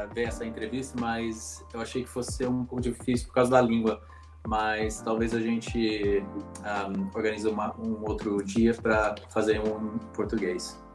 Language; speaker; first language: Portuguese; early bilingual, heritage; Portuguese